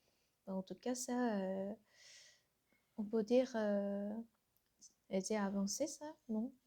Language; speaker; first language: French; non-native, learner; Korean